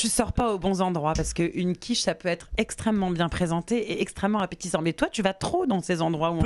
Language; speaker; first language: French; native; French